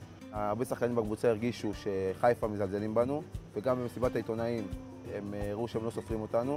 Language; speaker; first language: Hebrew; native; Hebrew